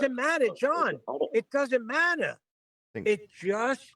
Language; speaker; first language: English; native; English